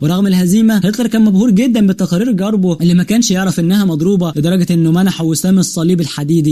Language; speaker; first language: Arabic; native; Arabic